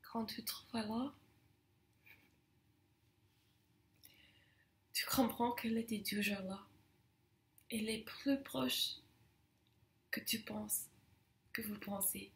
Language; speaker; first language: French; non-native, fluent; English